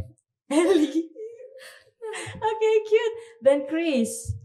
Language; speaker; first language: English; non-native, fluent; Indonesian